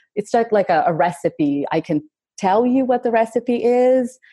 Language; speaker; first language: English; non-native, fluent; Portuguese